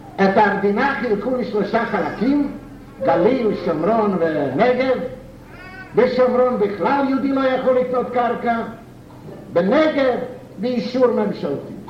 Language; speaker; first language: Hebrew; non-native, fluent; Yiddish